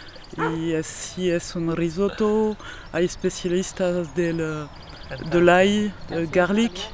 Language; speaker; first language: Spanish; non-native, learner; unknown